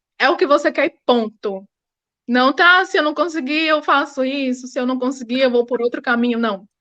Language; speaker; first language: Portuguese; native; Portuguese